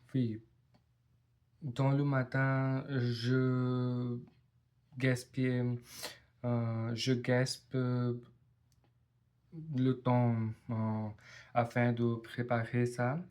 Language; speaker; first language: French; non-native, learner; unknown